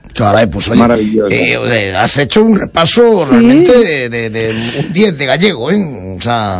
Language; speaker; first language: Spanish; native; Spanish